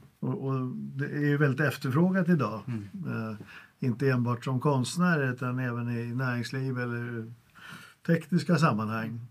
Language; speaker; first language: Swedish; native; Swedish